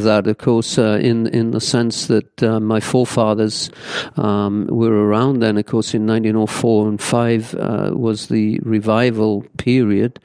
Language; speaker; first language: English; native; English